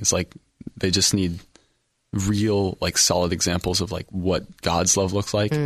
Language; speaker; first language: English; native; English